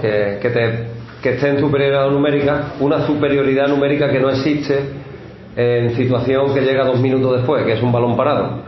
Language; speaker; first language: Spanish; native; Spanish